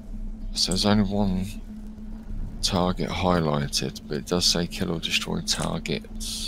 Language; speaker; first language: English; native; English